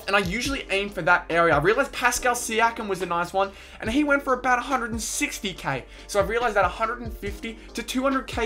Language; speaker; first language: English; native; English